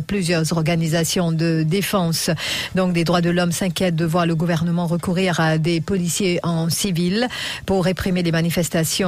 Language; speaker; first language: French; non-native, local second language; Morisyen